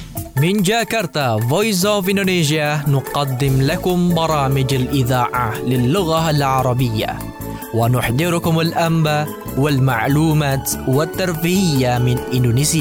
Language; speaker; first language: Arabic; non-native, fluent; Indonesian